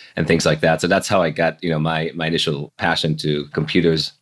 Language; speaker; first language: English; non-native, fluent; Hebrew